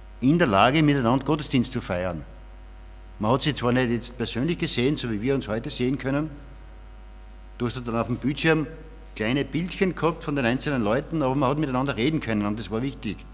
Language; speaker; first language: German; native; German